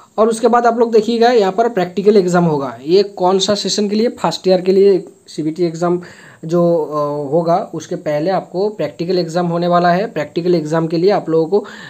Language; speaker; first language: Hindi; non-native, local second language; Bangla